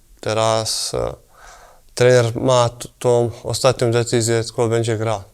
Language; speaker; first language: Polish; non-native, fluent; Bosnian